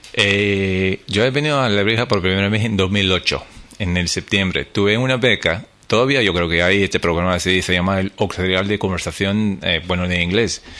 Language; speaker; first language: Spanish; non-native, fluent; English